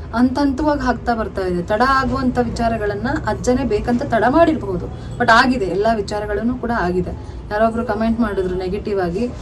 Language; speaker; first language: Kannada; native; Kannada